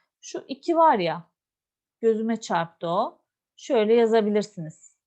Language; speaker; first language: Turkish; native; Turkish